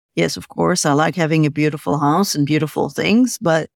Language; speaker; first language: English; non-native, fluent; Hebrew